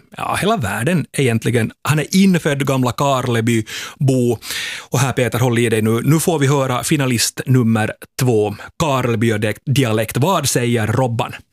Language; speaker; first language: Swedish; native; Swedish